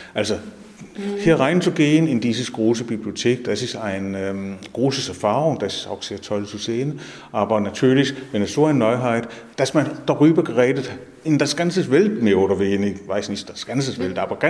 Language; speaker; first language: German; non-native, learner; Danish